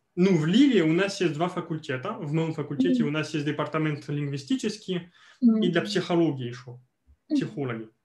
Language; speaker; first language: Russian; non-native, fluent; French